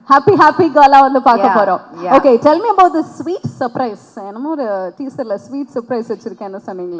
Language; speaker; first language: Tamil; native; Tamil